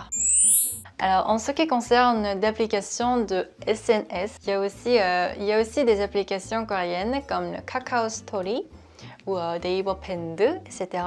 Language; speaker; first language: French; non-native, fluent; Korean